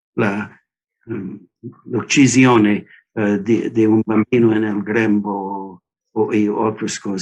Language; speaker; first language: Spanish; non-native, learner; English